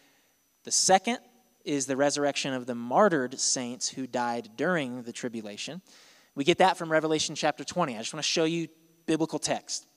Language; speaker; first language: English; native; English